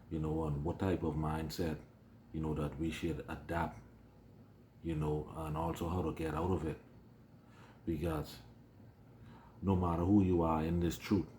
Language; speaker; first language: English; native; English